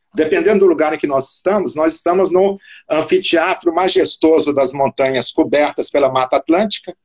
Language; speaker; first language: Portuguese; native; Portuguese